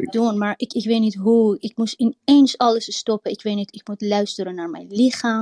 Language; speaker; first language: Dutch; non-native, learner; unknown